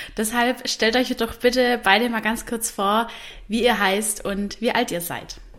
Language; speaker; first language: German; native; German